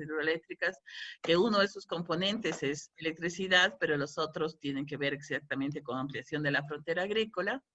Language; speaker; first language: Spanish; native; Spanish